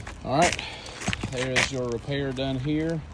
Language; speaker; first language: English; native; English